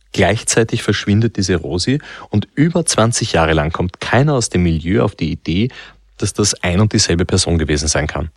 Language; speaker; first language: German; native; German